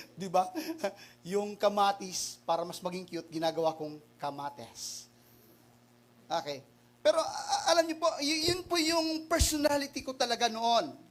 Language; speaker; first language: Filipino; non-native, local second language; Waray